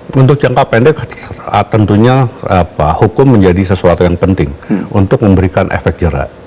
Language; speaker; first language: Indonesian; native; Indonesian